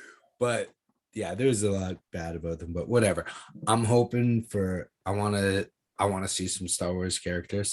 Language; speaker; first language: English; native; English